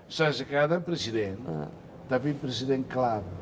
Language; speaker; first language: Indonesian; non-native, fluent; Tetum